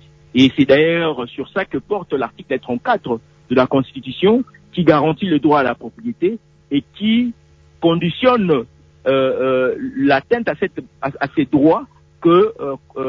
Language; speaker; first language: French; non-native, local second language; Lingala